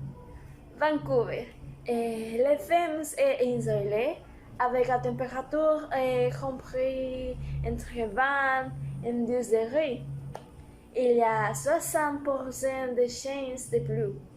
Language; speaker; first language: French; non-native, learner; Spanish